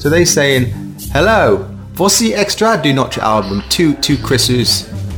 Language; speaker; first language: English; native; English